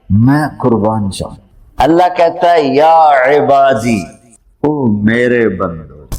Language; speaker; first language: Urdu; non-native, local second language; Punjabi